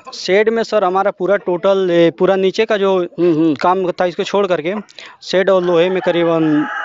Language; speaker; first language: Hindi; native; Hindi